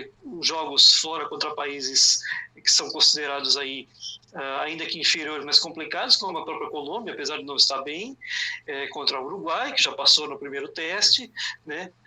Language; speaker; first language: Portuguese; native; Portuguese